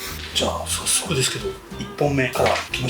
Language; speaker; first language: Japanese; native; Japanese